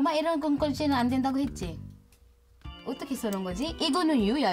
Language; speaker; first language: Korean; non-native, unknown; Filipino